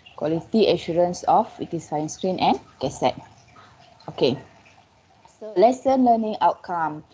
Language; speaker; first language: English; non-native, local second language; Malay